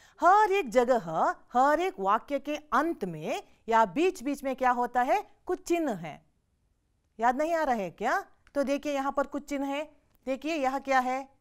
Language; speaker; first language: Hindi; non-native, local second language; Kannada